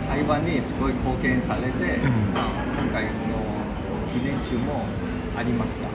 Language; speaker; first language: Japanese; non-native, fluent; Chinese